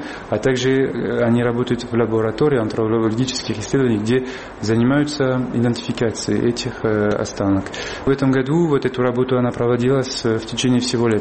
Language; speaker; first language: Russian; non-native, fluent; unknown